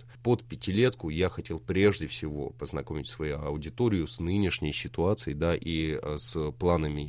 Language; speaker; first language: Russian; native; Russian